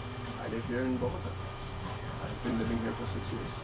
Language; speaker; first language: English; non-native, fluent; Danish